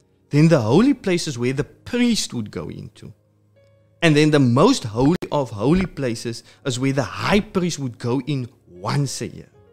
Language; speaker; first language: English; non-native, local second language; Afrikaans